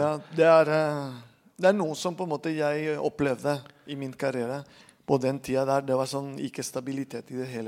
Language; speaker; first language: Norwegian; non-native, fluent; Spanish